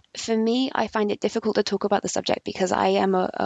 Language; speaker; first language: English; native; English